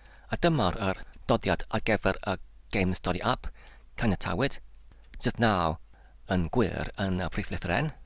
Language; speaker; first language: Welsh; non-native, learner; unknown